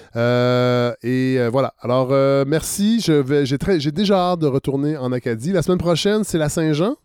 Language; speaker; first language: French; native; French